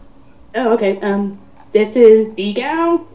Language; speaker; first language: English; native; English